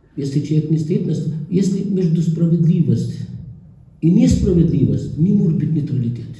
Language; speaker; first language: Russian; non-native, fluent; Arabic